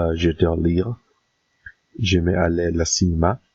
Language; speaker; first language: French; non-native, learner; English